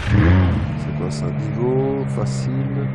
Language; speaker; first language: French; native; French